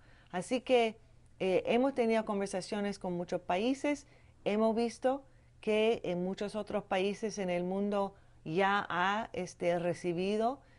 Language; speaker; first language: Spanish; non-native, fluent; English